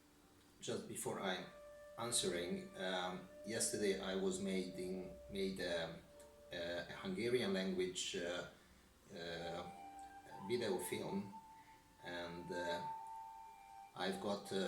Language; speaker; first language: English; non-native, learner; Hungarian